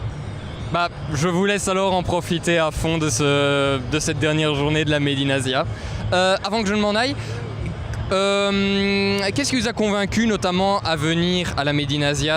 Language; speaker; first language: French; native; French